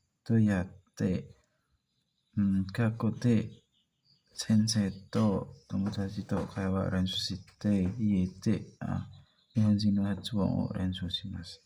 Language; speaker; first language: Japanese; non-native, learner; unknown